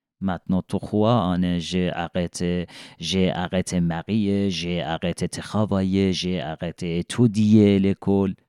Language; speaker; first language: French; non-native, learner; Persian